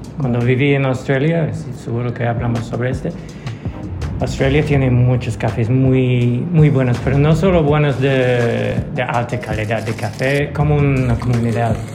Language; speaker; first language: Spanish; non-native, learner; English